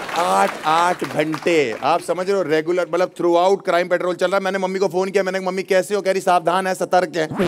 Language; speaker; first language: Hindi; native; Hindi